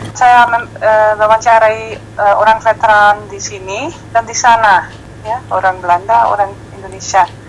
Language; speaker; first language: Indonesian; non-native, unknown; Dutch